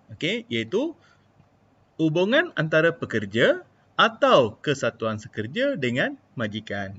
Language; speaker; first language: Malay; non-native, local second language; Tamil